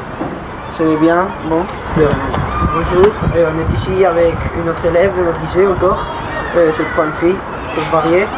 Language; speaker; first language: French; non-native, fluent; Spanish